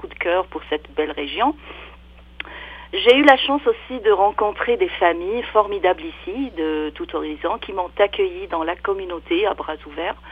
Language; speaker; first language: French; non-native, local second language; Arabic